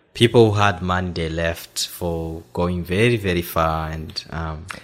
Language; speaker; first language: English; non-native, fluent; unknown